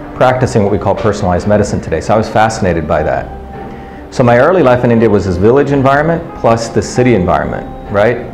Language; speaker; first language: English; early bilingual, other home language; Tamil